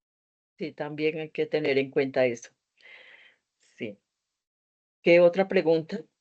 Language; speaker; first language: Spanish; native; Spanish